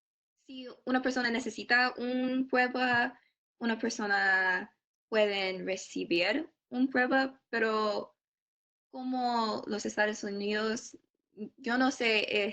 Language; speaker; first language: Spanish; non-native, learner; English